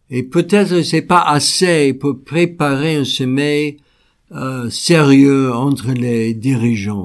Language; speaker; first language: French; non-native, fluent; English